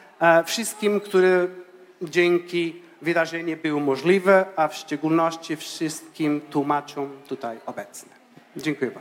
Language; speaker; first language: Polish; non-native, fluent; Portuguese